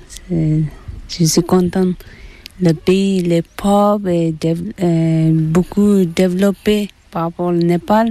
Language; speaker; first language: French; non-native, learner; Tibetan